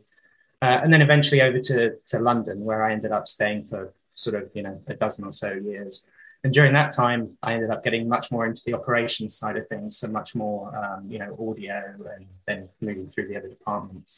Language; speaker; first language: English; native; English